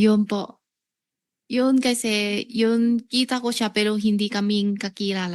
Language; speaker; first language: Filipino; non-native, learner; Chinese